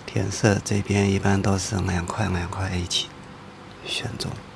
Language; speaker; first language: Chinese; native; Chinese